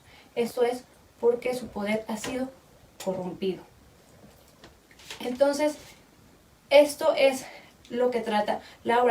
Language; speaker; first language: Spanish; native; Spanish